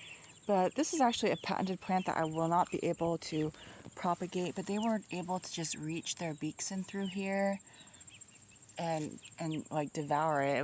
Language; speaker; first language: English; native; English